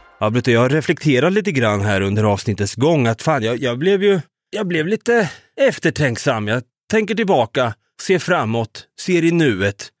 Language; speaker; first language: Swedish; native; Swedish